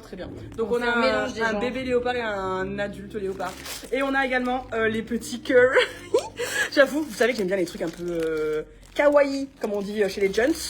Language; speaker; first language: French; native; French